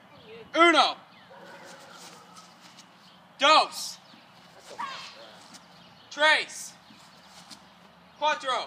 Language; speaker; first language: Spanish; non-native, learner; English